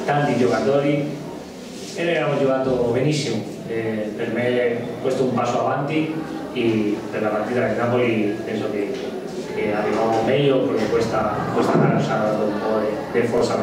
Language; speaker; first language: Italian; non-native, learner; Spanish